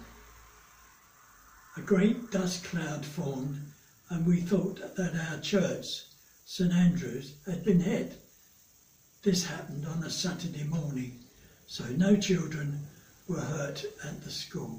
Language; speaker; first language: English; native; English